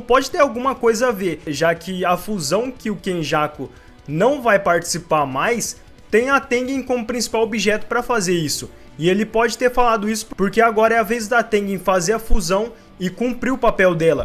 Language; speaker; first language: Portuguese; native; Portuguese